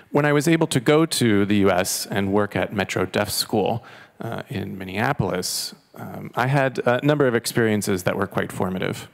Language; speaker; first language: English; non-native, fluent; Chinese